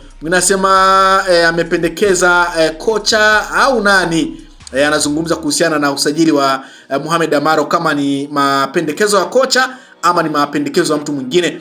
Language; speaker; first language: Swahili; native; Swahili